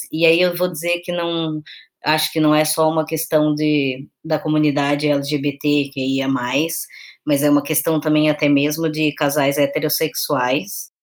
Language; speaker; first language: Portuguese; native; Portuguese